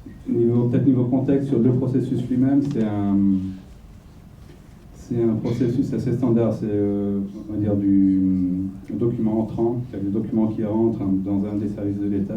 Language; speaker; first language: French; native; French